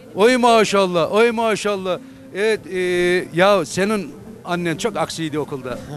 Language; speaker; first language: Turkish; native; Turkish